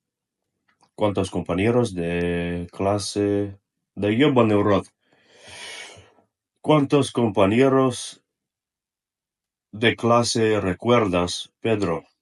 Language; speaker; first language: Spanish; non-native, learner; Russian